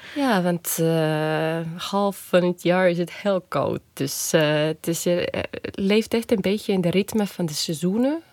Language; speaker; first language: Dutch; non-native, fluent; Estonian